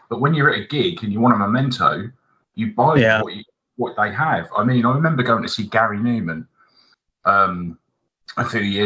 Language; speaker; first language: English; native; English